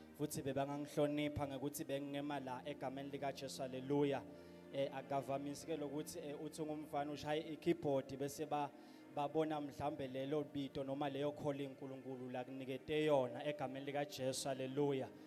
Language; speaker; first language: Zulu; non-native, local second language; Swati